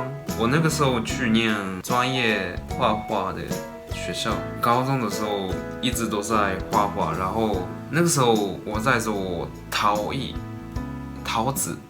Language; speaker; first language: Chinese; non-native, fluent; Japanese